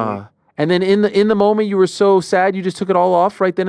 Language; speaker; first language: English; native; English